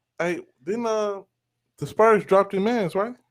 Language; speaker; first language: English; native; English